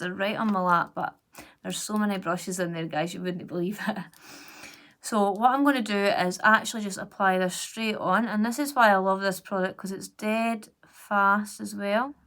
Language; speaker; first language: English; native; English